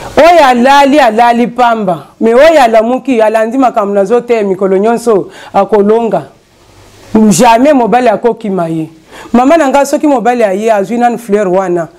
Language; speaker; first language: Lingala; native; Lingala